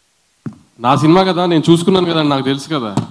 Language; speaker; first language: Telugu; native; Telugu